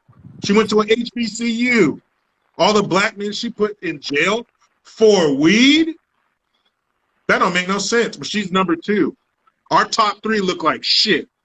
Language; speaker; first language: English; native; English